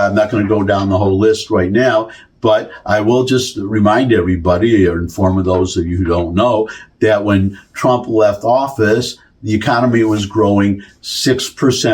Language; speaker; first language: English; native; English